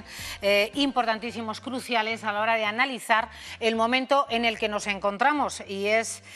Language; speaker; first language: Spanish; native; Spanish